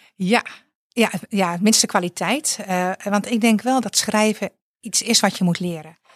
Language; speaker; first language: Dutch; native; Dutch